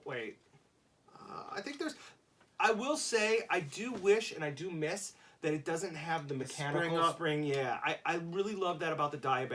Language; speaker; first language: English; native; English